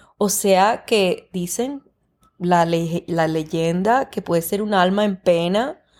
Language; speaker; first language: Spanish; early bilingual, heritage; Spanish